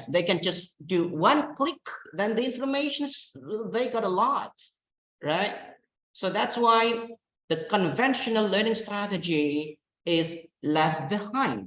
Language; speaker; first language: English; non-native, fluent; Indonesian